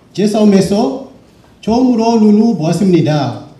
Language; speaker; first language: Korean; non-native, learner; Shona